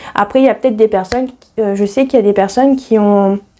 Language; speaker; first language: French; native; French